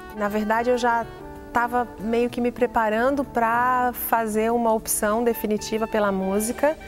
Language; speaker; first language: Portuguese; native; Portuguese